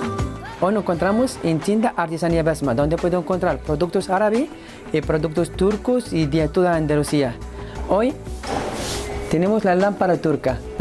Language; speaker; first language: Spanish; non-native, fluent; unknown